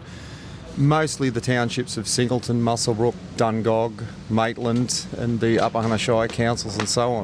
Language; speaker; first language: English; native; English